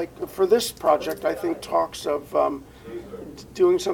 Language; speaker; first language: English; native; English